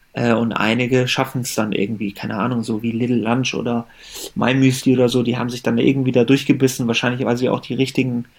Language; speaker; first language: German; early bilingual, other home language; Persian